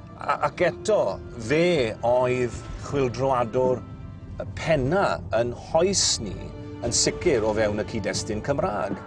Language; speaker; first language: Welsh; native; Welsh